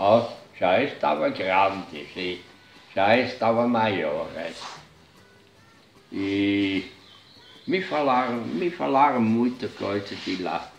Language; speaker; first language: Portuguese; non-native, fluent; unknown